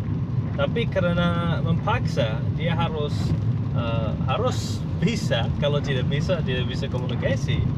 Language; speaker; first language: Indonesian; non-native, fluent; English